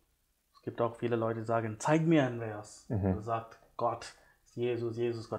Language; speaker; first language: German; non-native, fluent; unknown